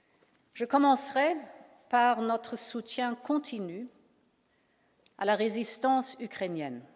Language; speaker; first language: French; non-native, fluent; German